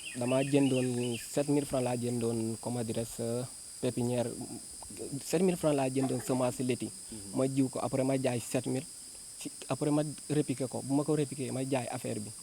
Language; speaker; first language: Wolof; non-native, local second language; Jola-Fonyi